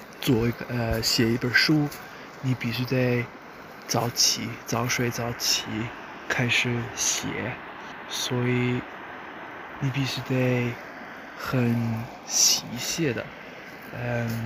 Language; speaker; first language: Chinese; non-native, fluent; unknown